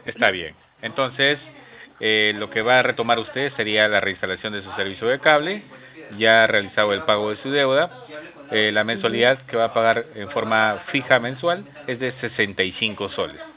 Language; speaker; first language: Spanish; native; Spanish